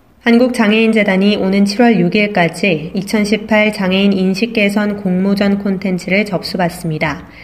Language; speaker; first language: Korean; native; Korean